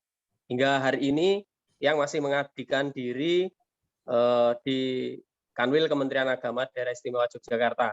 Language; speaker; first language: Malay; non-native, local second language; Javanese